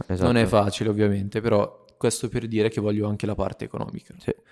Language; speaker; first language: Italian; native; Italian